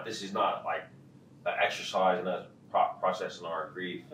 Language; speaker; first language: English; native; English